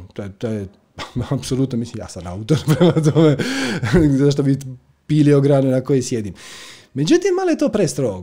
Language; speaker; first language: Croatian; native; Croatian